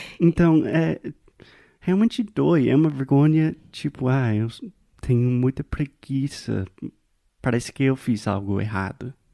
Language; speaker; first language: Portuguese; non-native, fluent; English